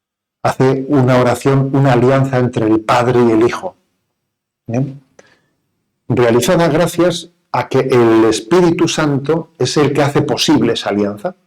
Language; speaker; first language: Spanish; native; Spanish